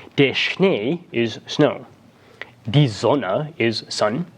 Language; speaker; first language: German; non-native, fluent; English